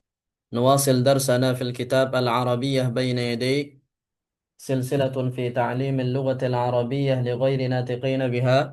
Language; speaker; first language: Arabic; non-native, fluent; Indonesian